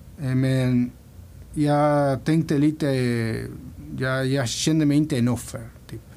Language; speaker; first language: Swedish; non-native, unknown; Spanish